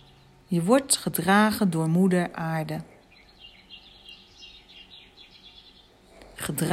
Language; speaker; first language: Dutch; native; Dutch